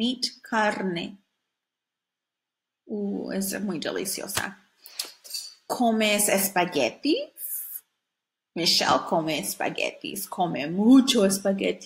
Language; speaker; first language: Spanish; non-native, fluent; English